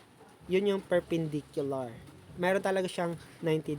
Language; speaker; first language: Filipino; native; Filipino